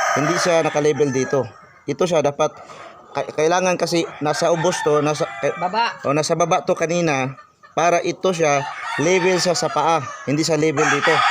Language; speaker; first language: Filipino; non-native, local second language; Cebuano